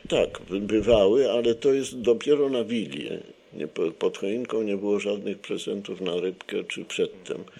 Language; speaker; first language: Polish; native; Polish